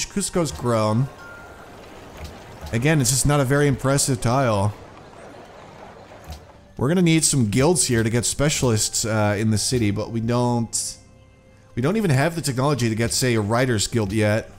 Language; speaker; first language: English; native; English